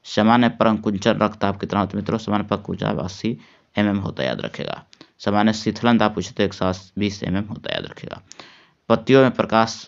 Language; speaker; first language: Hindi; native; Hindi